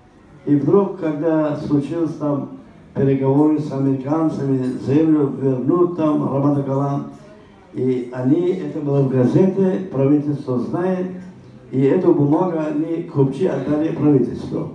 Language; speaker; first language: Russian; non-native, local second language; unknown